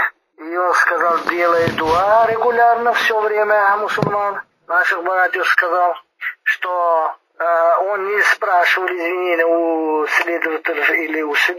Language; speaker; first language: Russian; non-native, fluent; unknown